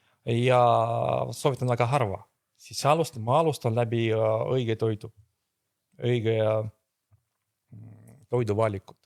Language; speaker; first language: Estonian; non-native, fluent; Russian